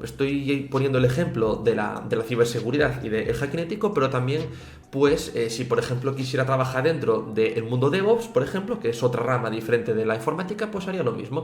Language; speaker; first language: Spanish; native; Spanish